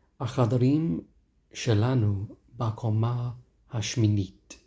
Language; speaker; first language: Hebrew; non-native, learner; English